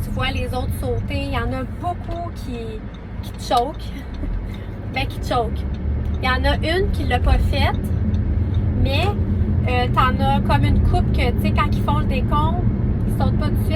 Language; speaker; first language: French; native; French